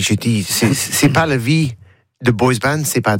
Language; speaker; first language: French; non-native, learner; English